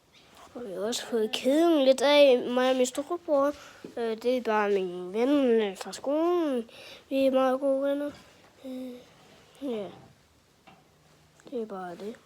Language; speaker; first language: Danish; native; Danish